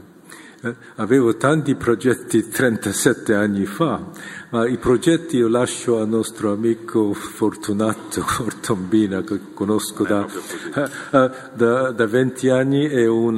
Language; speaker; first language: Italian; non-native, fluent; Korean